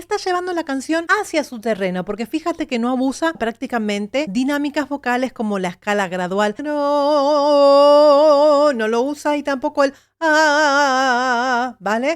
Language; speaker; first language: Spanish; native; Spanish